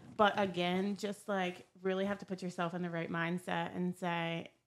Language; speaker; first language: English; native; English